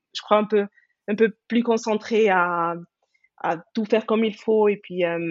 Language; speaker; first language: French; native; French